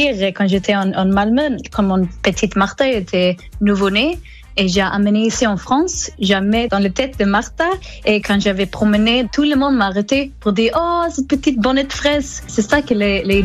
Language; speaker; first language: French; non-native, learner; Swedish